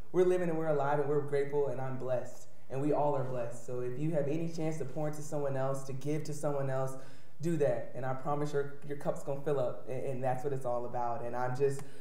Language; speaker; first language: English; native; English